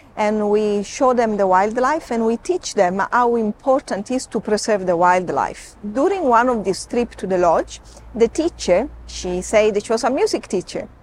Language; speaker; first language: English; non-native, fluent; Italian